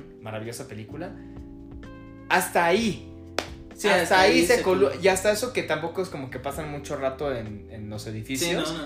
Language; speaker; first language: Spanish; native; Spanish